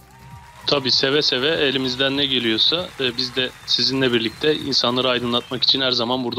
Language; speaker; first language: Turkish; native; Turkish